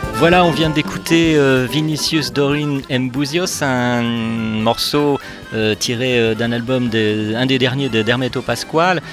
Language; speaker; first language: French; native; French